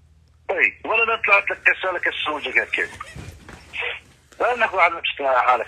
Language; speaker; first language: Arabic; native; Arabic